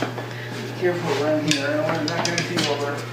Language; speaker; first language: English; native; English